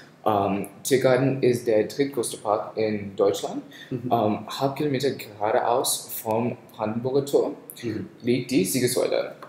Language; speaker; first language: German; non-native, learner; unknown